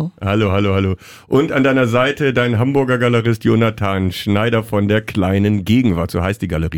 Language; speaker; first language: German; native; German